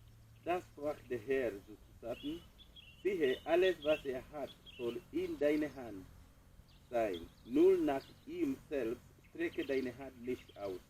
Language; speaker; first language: German; non-native, fluent; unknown